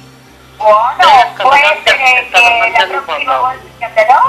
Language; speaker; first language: Italian; non-native, learner; Spanish